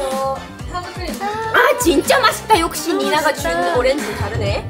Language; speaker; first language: Japanese; native; Japanese